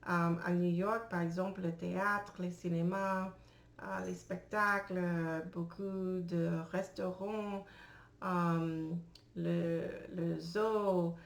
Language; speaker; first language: French; non-native, learner; English